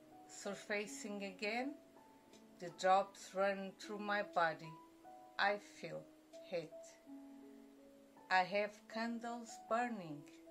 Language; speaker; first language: English; non-native, fluent; Portuguese